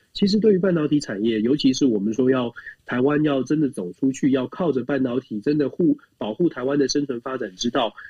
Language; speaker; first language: Chinese; native; Chinese